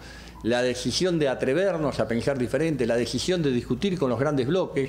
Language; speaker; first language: Spanish; native; Spanish